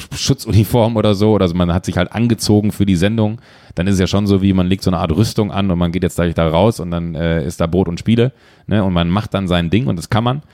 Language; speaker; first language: German; native; German